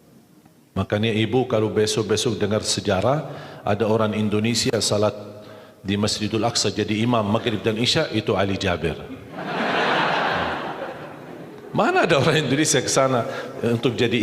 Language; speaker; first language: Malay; non-native, fluent; Arabic